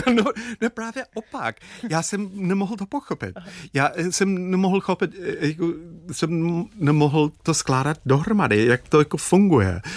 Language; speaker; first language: Czech; non-native, fluent; English